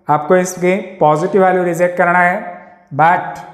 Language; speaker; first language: Hindi; non-native, local second language; Marathi